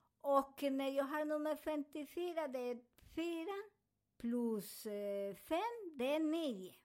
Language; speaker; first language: Swedish; non-native, learner; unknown